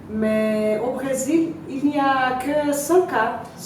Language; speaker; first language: French; non-native, learner; Portuguese